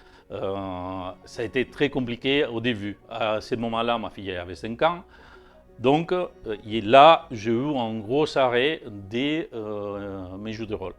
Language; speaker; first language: French; native; French